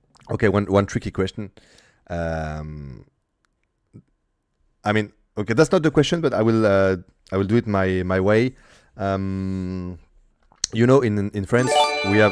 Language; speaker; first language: English; non-native, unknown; French